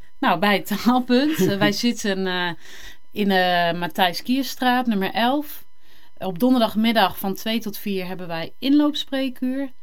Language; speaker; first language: Dutch; native; Dutch